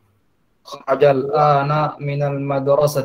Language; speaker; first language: Arabic; non-native, fluent; Indonesian